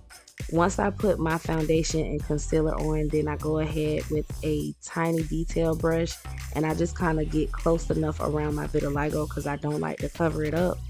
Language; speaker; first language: English; native; English